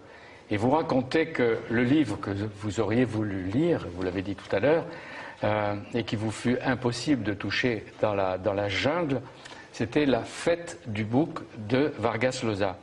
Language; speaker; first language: French; native; French